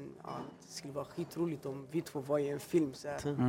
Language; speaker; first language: Swedish; early bilingual, other home language; Albanian